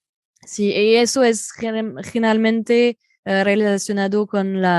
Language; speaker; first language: Spanish; non-native, fluent; French